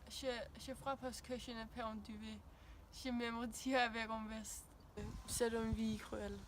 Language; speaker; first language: French; non-native, learner; Danish